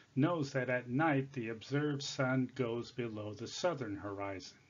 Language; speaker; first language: English; native; English